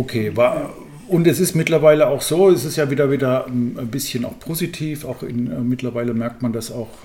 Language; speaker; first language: German; native; German